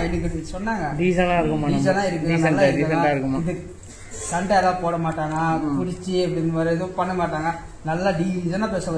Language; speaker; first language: Tamil; non-native, fluent; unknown